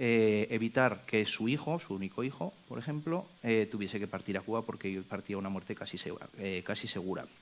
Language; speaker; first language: Spanish; native; Spanish